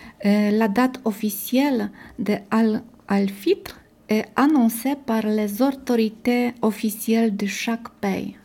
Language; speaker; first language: French; non-native, learner; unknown